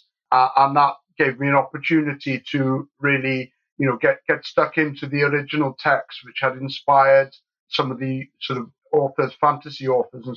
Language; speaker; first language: English; native; English